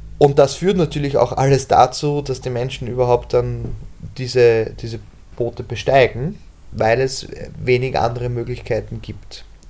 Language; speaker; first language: German; native; German